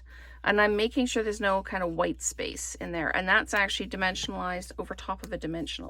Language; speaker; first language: English; native; English